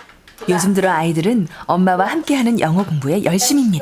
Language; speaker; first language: Korean; native; Korean